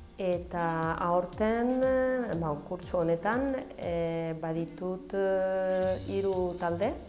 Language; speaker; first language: Basque; non-native, fluent; Spanish